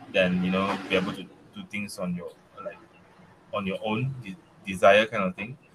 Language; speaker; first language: English; non-native, local second language; Chinese